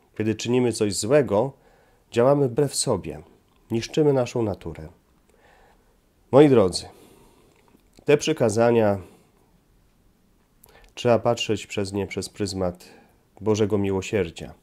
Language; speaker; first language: Polish; native; Polish